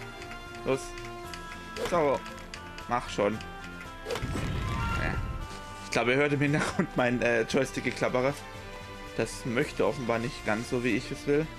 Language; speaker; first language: German; native; German